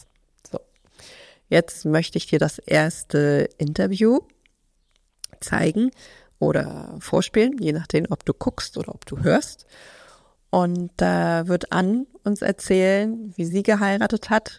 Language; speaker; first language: German; native; German